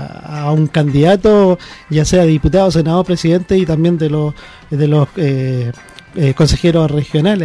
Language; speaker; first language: Spanish; native; Spanish